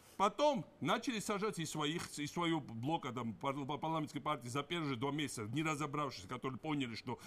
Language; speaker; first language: Russian; non-native, local second language; Georgian